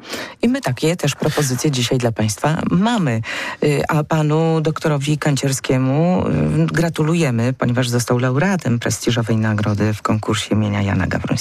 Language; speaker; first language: Polish; native; Polish